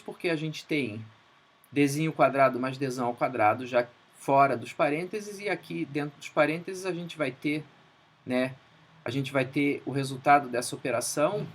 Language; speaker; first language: Portuguese; native; Portuguese